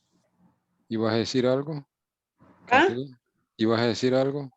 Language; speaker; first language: Spanish; non-native, fluent; English